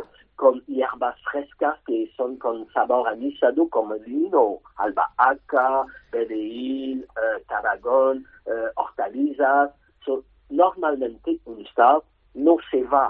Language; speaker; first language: Spanish; non-native, learner; French